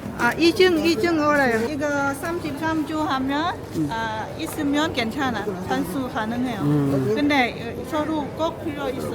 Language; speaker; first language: Korean; non-native, learner; Lao